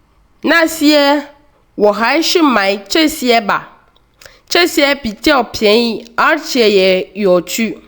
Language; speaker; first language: Chinese; non-native, fluent; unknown